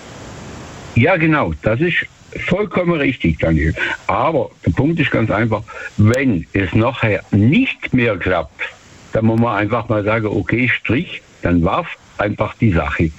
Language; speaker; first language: German; native; German